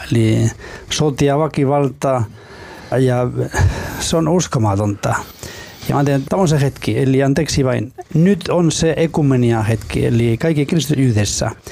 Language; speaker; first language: Finnish; non-native, fluent; Spanish